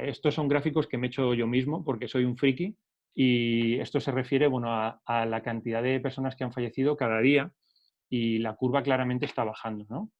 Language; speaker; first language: Spanish; native; Spanish